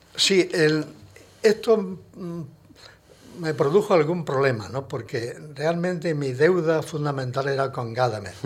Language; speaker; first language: Spanish; native; Spanish